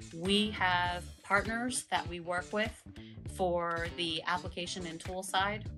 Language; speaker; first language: English; native; English